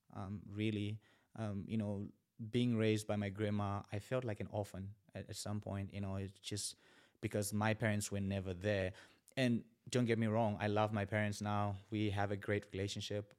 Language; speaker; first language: English; non-native, local second language; Shona